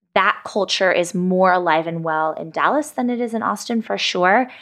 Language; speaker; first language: English; native; English